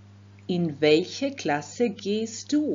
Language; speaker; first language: German; non-native, fluent; Croatian